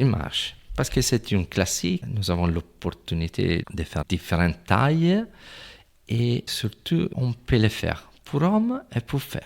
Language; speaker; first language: French; non-native, fluent; Italian